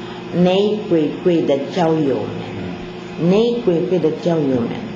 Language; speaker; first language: Chinese; non-native, learner; Filipino